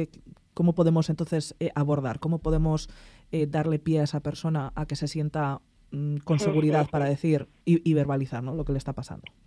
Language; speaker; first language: Spanish; native; Spanish